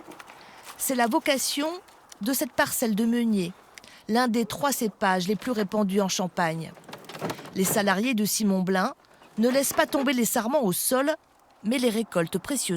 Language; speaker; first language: French; native; French